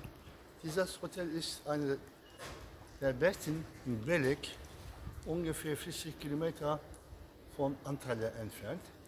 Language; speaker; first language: German; non-native, learner; Turkish